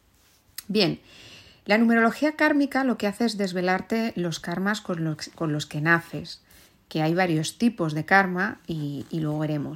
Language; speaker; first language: Spanish; native; Spanish